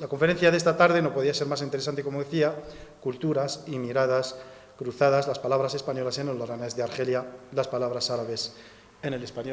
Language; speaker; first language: Spanish; native; Spanish